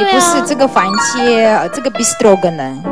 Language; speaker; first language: Chinese; non-native, learner; Russian